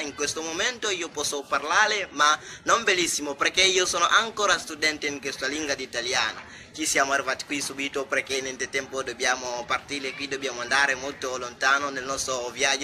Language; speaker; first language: Italian; non-native, learner; Swahili